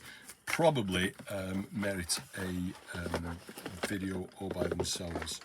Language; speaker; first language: English; native; English